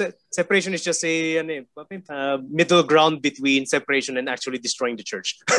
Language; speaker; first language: English; non-native, local second language; Filipino